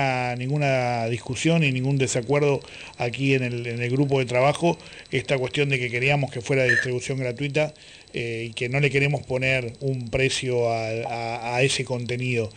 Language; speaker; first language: Spanish; native; Spanish